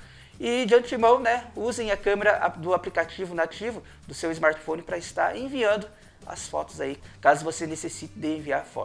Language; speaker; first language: Portuguese; native; Portuguese